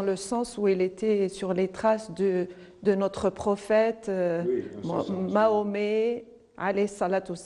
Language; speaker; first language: French; non-native, local second language; Arabic